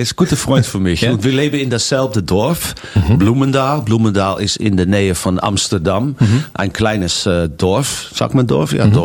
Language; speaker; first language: German; non-native, fluent; Dutch